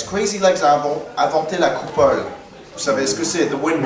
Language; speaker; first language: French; early bilingual, other home language; English